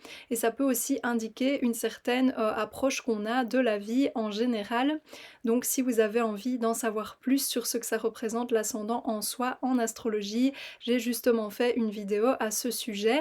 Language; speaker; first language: French; native; French